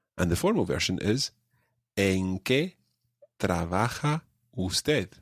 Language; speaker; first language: Spanish; non-native, fluent; English